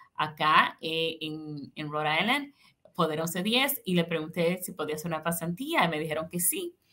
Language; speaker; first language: Spanish; native; Spanish